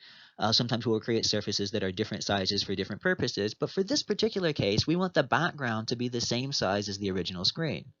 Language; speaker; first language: English; native; English